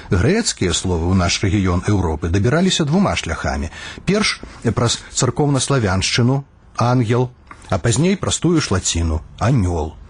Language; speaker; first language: Belarusian; native; Belarusian